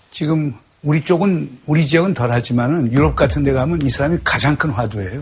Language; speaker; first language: Korean; native; Korean